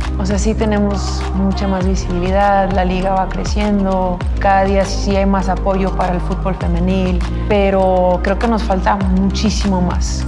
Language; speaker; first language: Spanish; early bilingual, heritage; Spanish